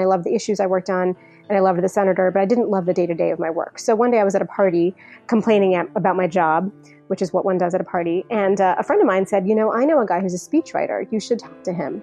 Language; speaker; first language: English; native; English